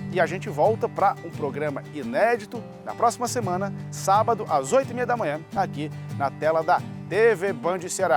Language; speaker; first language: Portuguese; native; Portuguese